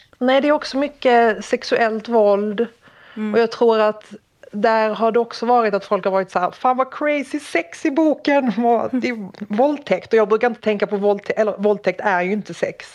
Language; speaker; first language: Swedish; native; Swedish